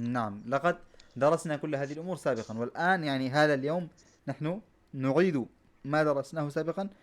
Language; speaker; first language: Arabic; non-native, fluent; Bangla